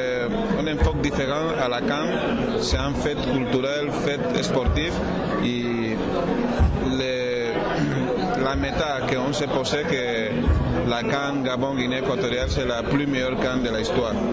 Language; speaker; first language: French; non-native, learner; Spanish